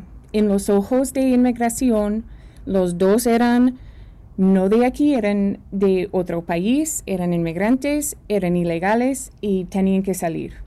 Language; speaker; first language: Spanish; early bilingual, heritage; Spanish